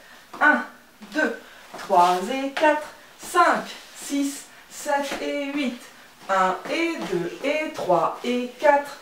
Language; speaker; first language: French; native; French